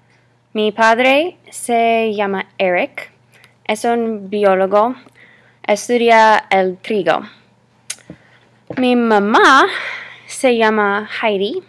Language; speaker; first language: Spanish; non-native, learner; English